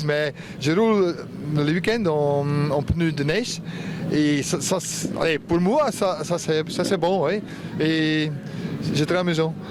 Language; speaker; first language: French; non-native, local second language; Dutch